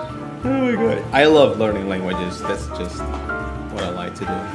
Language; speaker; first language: English; non-native, fluent; Indonesian